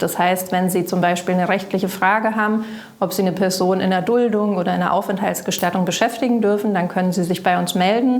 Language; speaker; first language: German; native; German